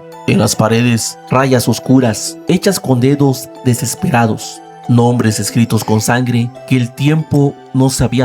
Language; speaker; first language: Spanish; native; Spanish